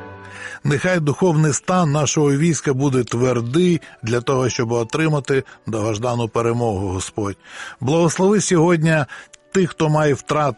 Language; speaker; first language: Ukrainian; native; Ukrainian